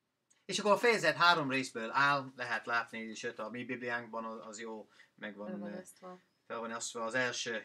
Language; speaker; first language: Hungarian; non-native, learner; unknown